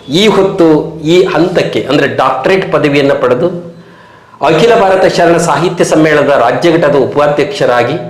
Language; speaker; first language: Kannada; native; Kannada